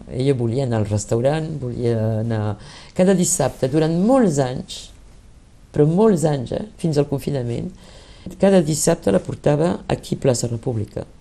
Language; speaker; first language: Catalan; early bilingual, heritage; Catalan